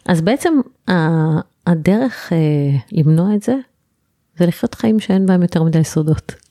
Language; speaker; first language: Hebrew; native; Hebrew